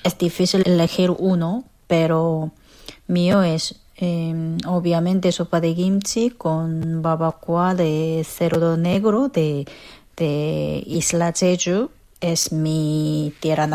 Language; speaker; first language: Spanish; early bilingual, other home language; Korean